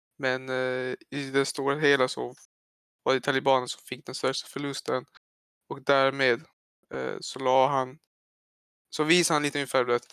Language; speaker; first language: Swedish; early bilingual, other home language; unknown